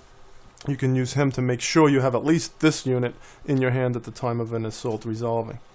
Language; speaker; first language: English; native; English